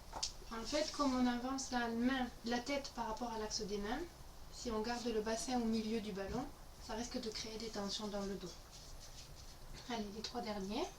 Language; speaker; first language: French; native; French